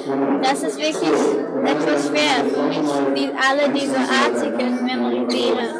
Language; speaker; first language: German; non-native, learner; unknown